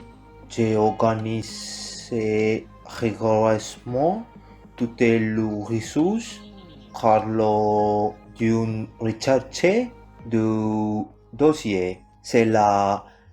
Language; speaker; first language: French; non-native, learner; Tamil